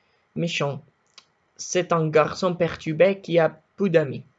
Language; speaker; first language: French; non-native, learner; Spanish